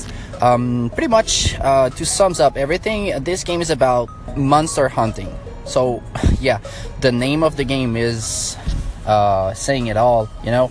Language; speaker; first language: English; non-native, fluent; French